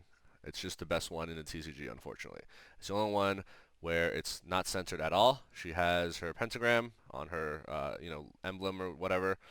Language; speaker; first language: English; native; English